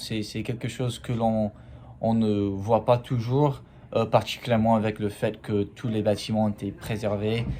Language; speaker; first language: French; non-native, fluent; English